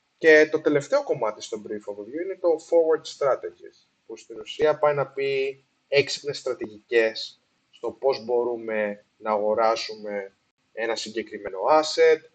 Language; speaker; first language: Greek; early bilingual, heritage; Greek